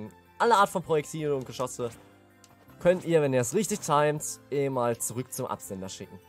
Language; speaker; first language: German; native; German